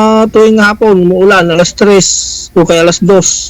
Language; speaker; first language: Filipino; non-native, local second language; Iloko